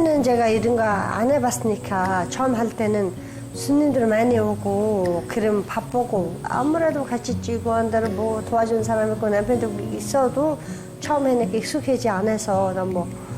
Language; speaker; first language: Korean; non-native, learner; Mongolian